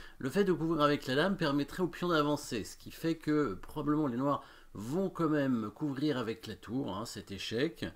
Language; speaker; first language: French; native; French